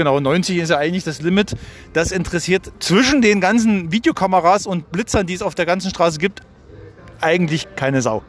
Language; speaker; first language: German; native; German